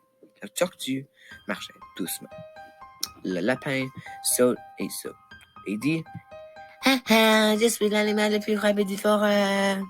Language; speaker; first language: French; non-native, local second language; English